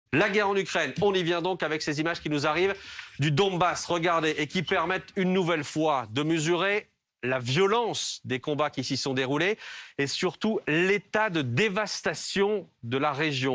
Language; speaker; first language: French; native; French